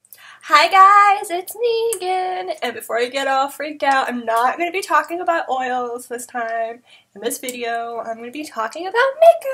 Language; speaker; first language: English; native; English